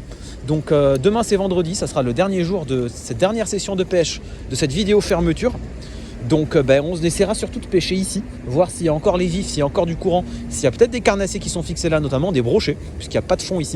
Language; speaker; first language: French; native; French